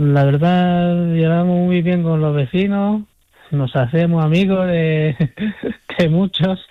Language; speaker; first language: Spanish; non-native, fluent; Chinese